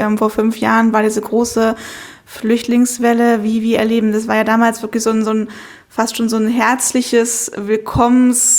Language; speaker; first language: German; native; German